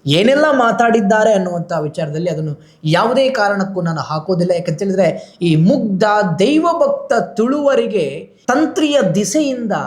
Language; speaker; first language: Kannada; non-native, local second language; Tulu